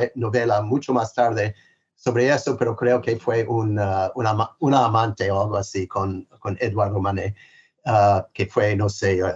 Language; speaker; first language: Spanish; non-native, fluent; English